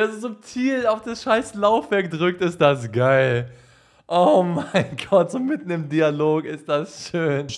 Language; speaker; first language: German; native; German